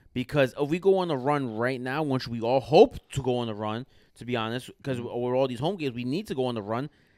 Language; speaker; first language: English; early bilingual, other home language; Spanish